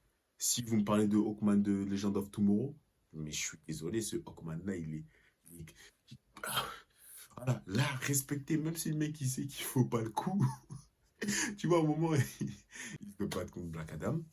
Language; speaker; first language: French; native; French